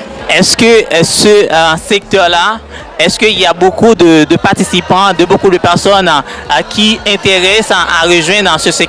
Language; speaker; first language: French; native; French